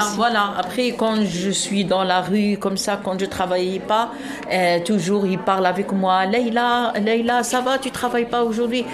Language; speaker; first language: French; non-native, local second language; Arabic